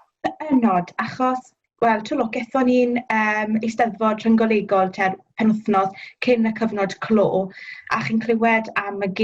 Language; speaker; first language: Welsh; native; Welsh